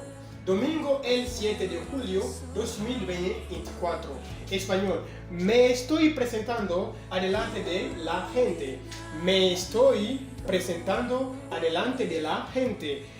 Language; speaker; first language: Spanish; non-native, fluent; French